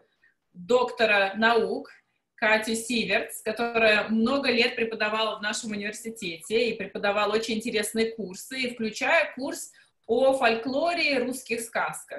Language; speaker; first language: Russian; native; Russian